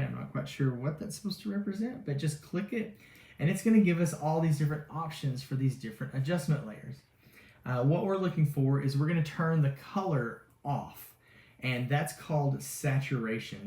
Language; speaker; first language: English; native; English